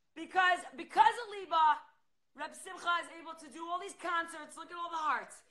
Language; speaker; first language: English; native; English